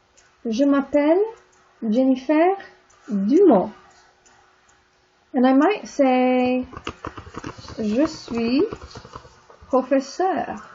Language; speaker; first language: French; non-native, fluent; English